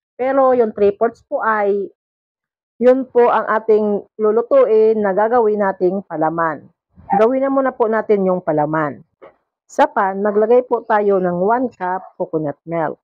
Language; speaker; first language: Filipino; non-native, local second language; Bikol